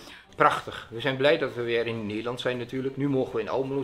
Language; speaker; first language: Dutch; native; Dutch